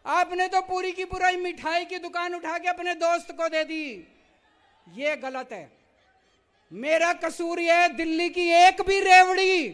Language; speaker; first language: Hindi; native; Hindi